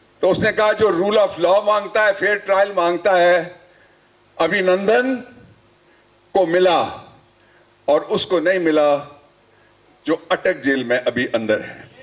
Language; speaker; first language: Urdu; non-native, local second language; Punjabi